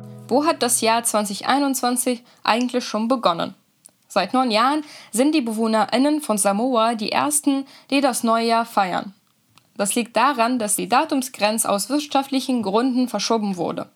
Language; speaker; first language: German; native; German